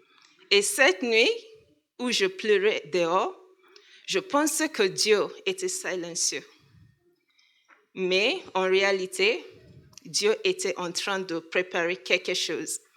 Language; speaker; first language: French; non-native, learner; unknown